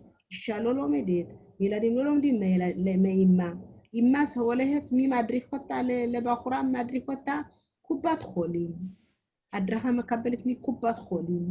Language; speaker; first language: Hebrew; non-native, learner; Amharic